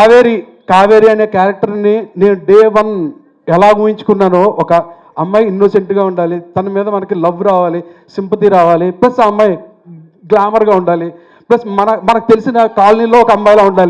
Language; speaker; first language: Telugu; native; Telugu